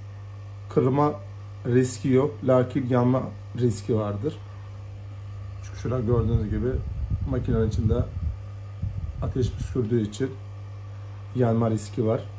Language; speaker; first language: Turkish; native; Turkish